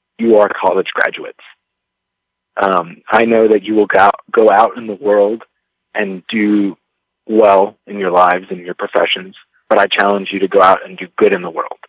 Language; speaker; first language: English; early bilingual, other home language; Spanish